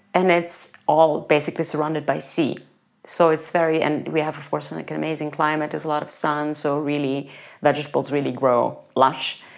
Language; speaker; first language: English; non-native, fluent; Italian